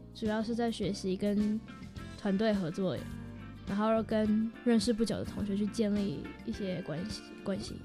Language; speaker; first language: Chinese; non-native, local second language; English